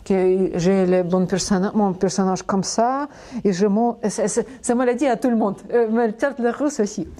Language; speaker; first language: French; non-native, learner; Russian